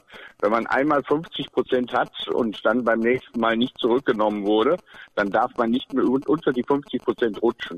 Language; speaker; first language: German; native; German